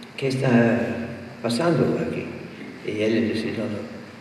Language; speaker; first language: Spanish; non-native, fluent; English